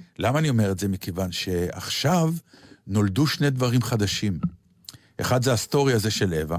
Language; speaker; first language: Hebrew; native; Hebrew